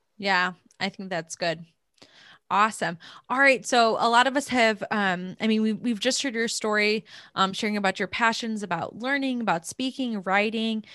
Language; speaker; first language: English; native; English